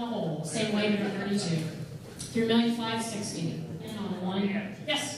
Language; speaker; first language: English; native; English